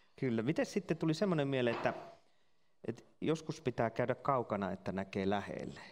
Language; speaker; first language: Finnish; native; Finnish